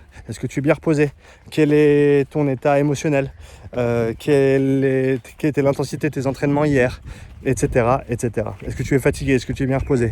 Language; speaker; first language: French; native; French